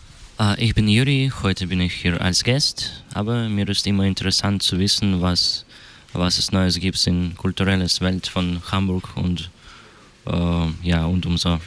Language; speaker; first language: German; non-native, fluent; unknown